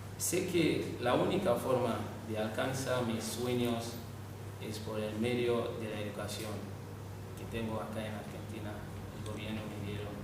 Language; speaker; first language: Spanish; non-native, learner; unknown